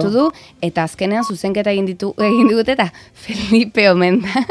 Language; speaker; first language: Basque; native; Basque